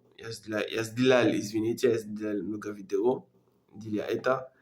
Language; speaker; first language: Russian; non-native, learner; French